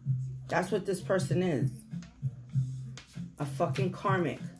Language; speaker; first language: English; native; English